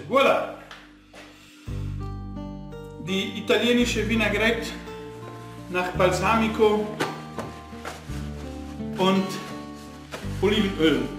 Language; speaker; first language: German; non-native, fluent; Italian